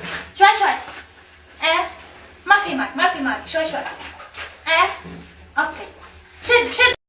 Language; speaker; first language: Arabic; native; Arabic